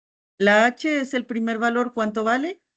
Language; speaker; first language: Spanish; native; Spanish